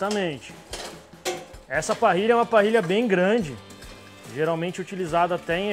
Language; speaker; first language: Portuguese; native; Portuguese